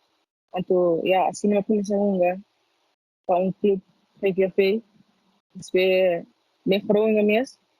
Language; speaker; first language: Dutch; early bilingual, other home language; Papiamento